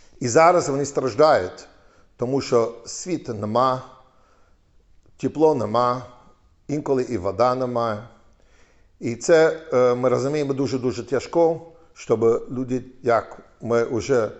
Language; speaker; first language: Ukrainian; non-native, learner; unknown